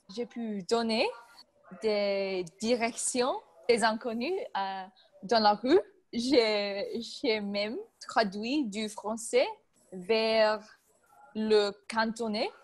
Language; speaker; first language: French; non-native, learner; English